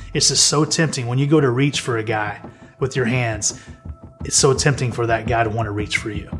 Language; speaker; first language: English; native; English